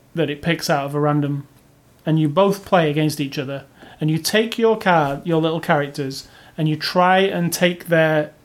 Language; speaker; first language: English; native; English